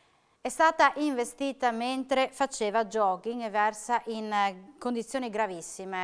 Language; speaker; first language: Italian; native; Italian